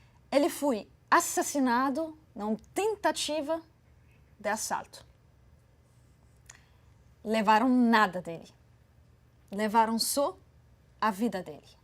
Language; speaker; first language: Portuguese; non-native, fluent; Arabic